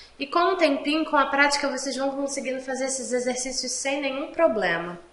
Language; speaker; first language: Portuguese; native; Portuguese